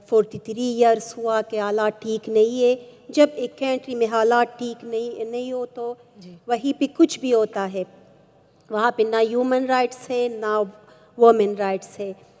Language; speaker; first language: Hindi; non-native, fluent; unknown